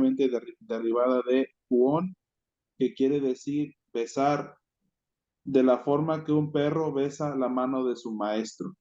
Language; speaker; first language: Spanish; native; Spanish